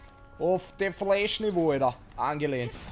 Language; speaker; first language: German; native; German